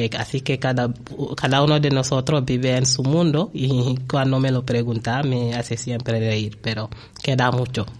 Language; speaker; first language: Spanish; non-native, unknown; Wolof